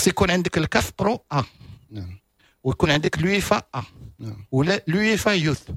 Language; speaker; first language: French; non-native, local second language; Arabic